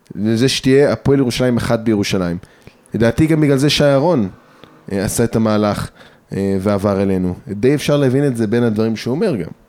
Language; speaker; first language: Hebrew; early bilingual, other home language; English